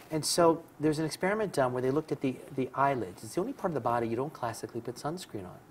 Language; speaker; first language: English; native; English